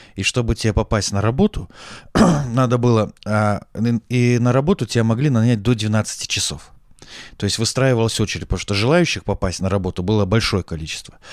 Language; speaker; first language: Russian; native; Russian